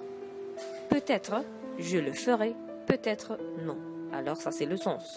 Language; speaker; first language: French; non-native, fluent; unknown